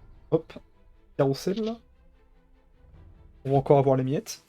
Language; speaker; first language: French; native; French